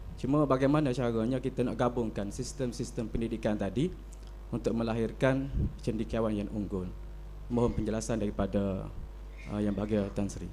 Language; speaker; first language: Malay; native; Malay